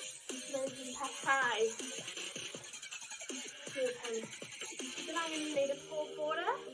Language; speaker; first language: Welsh; non-native, local second language; English